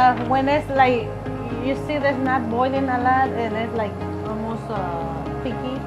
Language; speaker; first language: English; non-native, learner; Spanish